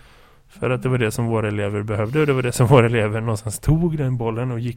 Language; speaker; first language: Swedish; native; Swedish